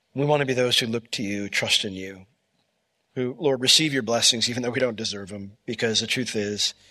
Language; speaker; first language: English; native; English